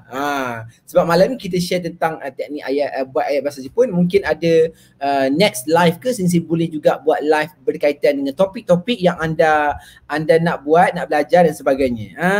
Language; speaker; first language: Malay; native; Malay